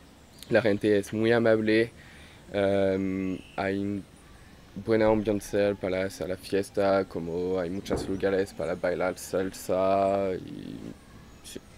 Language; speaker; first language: Spanish; non-native, learner; French